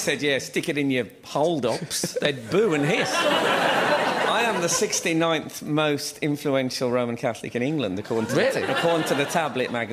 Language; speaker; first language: English; native; English